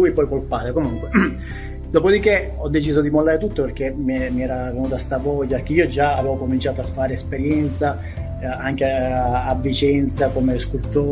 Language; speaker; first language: Italian; native; Italian